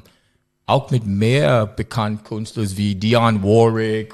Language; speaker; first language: German; non-native, learner; English